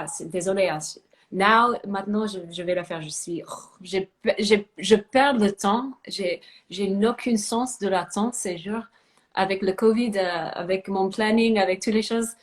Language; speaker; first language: French; non-native, fluent; English